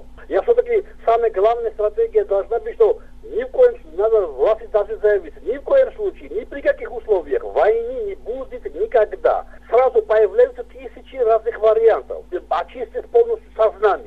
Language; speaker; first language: Russian; non-native, local second language; Georgian